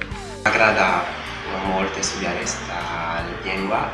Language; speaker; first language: Catalan; non-native, learner; Italian